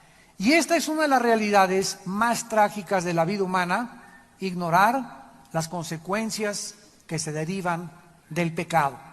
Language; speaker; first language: Spanish; native; Spanish